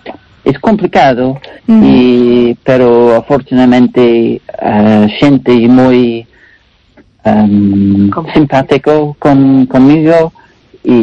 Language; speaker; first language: Spanish; non-native, learner; English